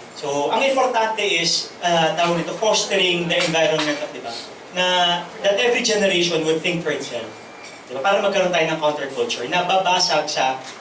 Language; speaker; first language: Filipino; native; Filipino